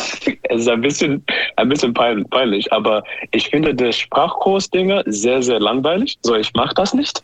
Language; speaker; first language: German; non-native, learner; English